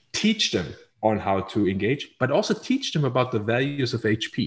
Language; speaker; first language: English; non-native, fluent; German